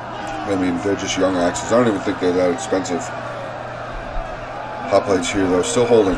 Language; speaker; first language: English; native; English